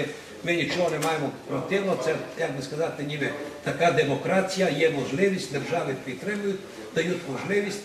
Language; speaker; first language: Ukrainian; early bilingual, heritage; Ukrainian